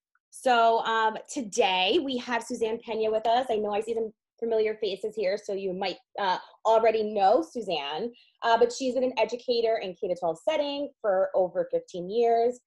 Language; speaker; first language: English; native; English